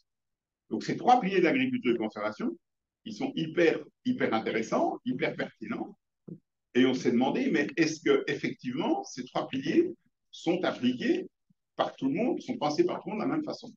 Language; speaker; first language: French; native; French